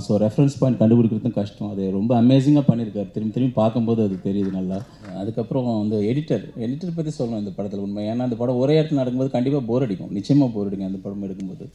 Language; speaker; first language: Tamil; native; Tamil